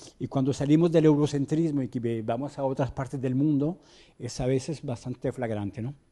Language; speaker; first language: Spanish; non-native, fluent; French